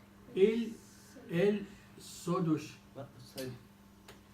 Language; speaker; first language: French; non-native, learner; Arabic